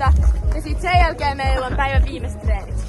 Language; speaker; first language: Finnish; native; Finnish